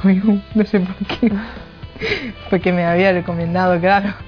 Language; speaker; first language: Spanish; non-native, fluent; Chinese